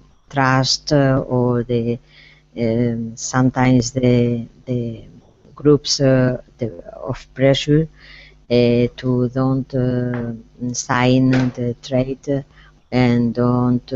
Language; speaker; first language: English; non-native, learner; Spanish